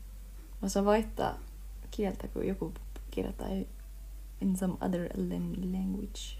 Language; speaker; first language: Finnish; early bilingual, heritage; Finnish